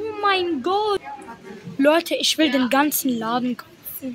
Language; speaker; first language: German; early bilingual, other home language; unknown